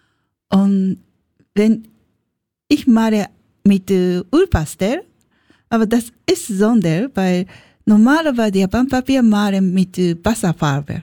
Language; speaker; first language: German; non-native, learner; Japanese